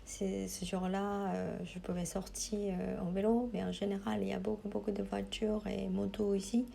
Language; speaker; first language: French; non-native, fluent; Japanese